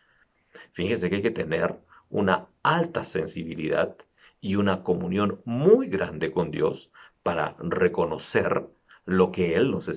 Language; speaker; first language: Spanish; native; Spanish